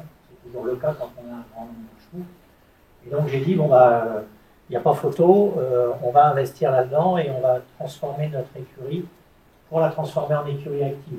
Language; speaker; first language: French; native; French